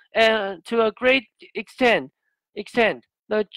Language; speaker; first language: English; non-native, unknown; Chinese